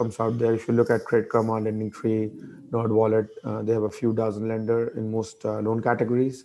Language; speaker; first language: English; non-native, local second language; Hindi